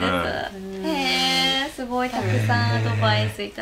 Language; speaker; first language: Japanese; native; Japanese